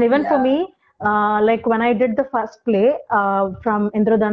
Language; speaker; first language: English; non-native, local second language; Telugu